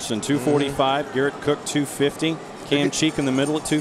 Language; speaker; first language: English; native; English